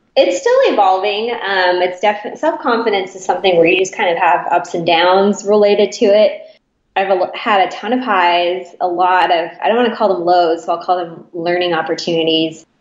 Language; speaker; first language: English; native; English